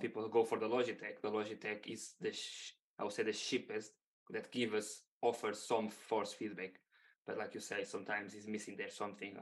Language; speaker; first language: English; non-native, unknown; Portuguese